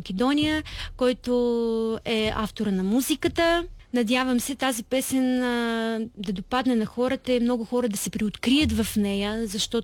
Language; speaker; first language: Bulgarian; non-native, fluent; Ukrainian